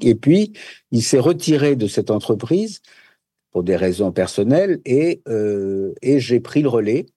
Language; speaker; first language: French; native; French